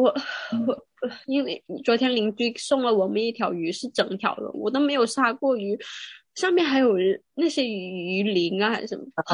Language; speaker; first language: Chinese; non-native, local second language; Cantonese